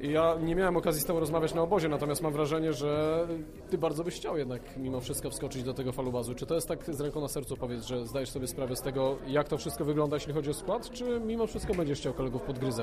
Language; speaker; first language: Polish; native; Polish